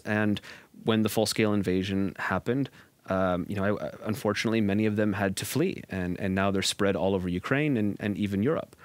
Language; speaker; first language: English; native; English